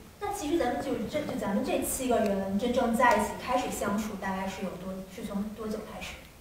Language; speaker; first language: Chinese; native; Chinese